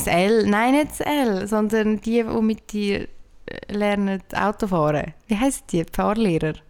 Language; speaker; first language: German; native; German